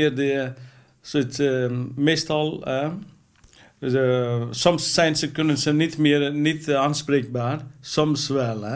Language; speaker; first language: Dutch; non-native, fluent; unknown